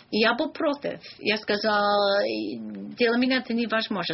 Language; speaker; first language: Russian; non-native, learner; English